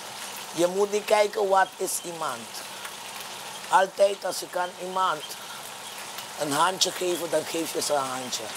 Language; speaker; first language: Dutch; non-native, fluent; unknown